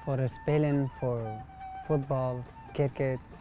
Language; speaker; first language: Dutch; non-native, learner; Persian